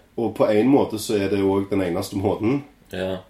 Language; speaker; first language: Norwegian; native; Norwegian